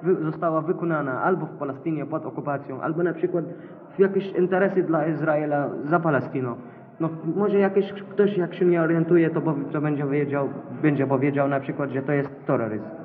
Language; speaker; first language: Polish; non-native, learner; Arabic